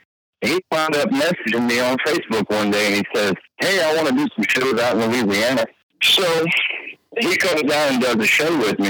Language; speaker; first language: English; native; English